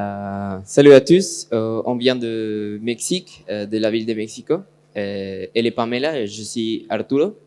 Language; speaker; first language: French; non-native, learner; Spanish